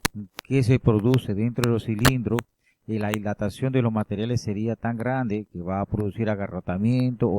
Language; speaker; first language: Spanish; native; Spanish